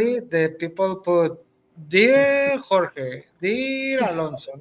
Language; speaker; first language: English; non-native, learner; Spanish